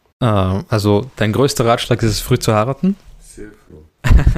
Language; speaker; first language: German; early bilingual, other home language; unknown